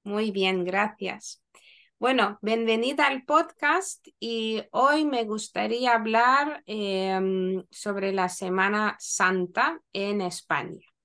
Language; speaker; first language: Spanish; non-native, fluent; Lithuanian